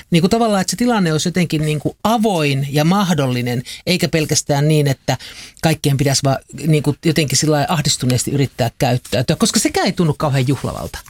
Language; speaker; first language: Finnish; native; Finnish